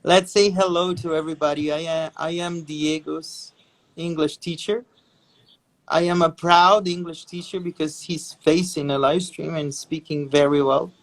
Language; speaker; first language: English; non-native, fluent; Portuguese